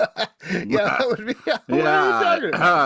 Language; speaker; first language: English; native; English